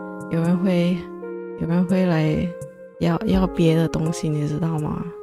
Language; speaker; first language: Chinese; early bilingual, other home language; English